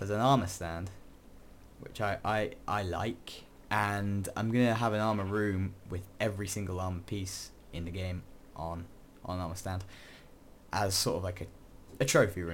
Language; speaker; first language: English; native; English